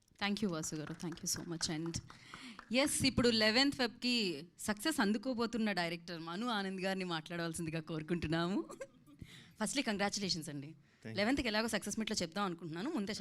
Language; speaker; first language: Telugu; native; Telugu